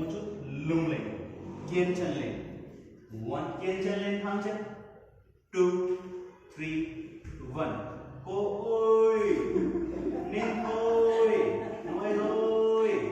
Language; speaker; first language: Vietnamese; non-native, learner; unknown